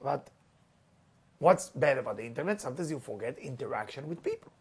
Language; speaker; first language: English; non-native, fluent; Hebrew